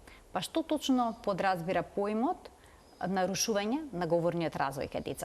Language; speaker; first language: Macedonian; native; Macedonian